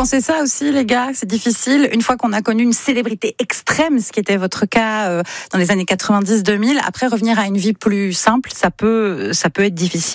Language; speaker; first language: French; native; French